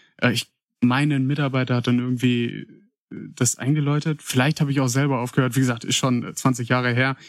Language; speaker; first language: German; native; German